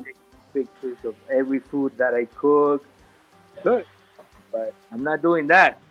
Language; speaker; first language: English; non-native, fluent; Spanish